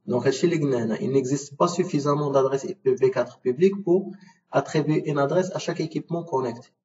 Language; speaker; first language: French; non-native, local second language; Arabic